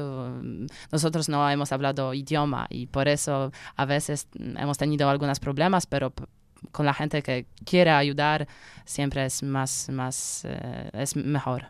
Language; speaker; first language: Spanish; non-native, learner; Polish